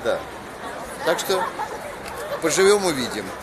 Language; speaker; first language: Russian; native; Russian